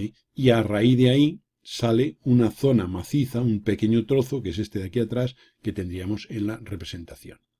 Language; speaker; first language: Spanish; native; Spanish